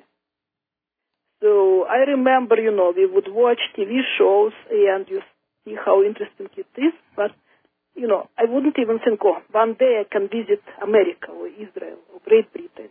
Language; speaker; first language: English; non-native, fluent; Russian